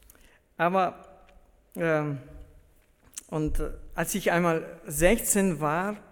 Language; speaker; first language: German; early bilingual, heritage; German